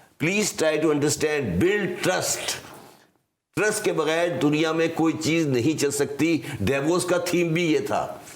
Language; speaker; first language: Urdu; native; Urdu